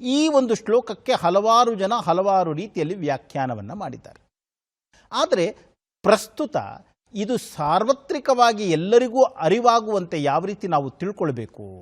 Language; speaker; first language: Kannada; native; Kannada